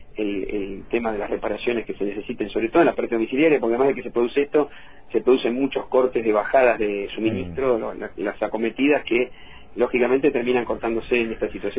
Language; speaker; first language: Spanish; native; Spanish